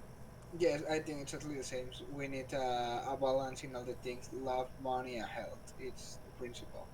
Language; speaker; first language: English; non-native, learner; Spanish